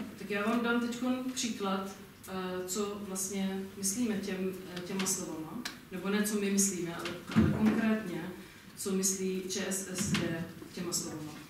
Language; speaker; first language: Czech; non-native, fluent; English